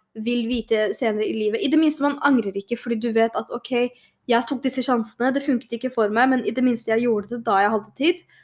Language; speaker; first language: Norwegian; early bilingual, other home language; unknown